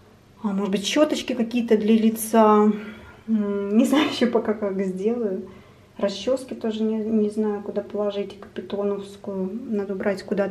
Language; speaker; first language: Russian; native; Russian